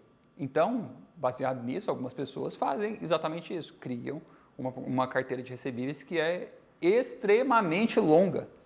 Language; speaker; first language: Portuguese; native; Portuguese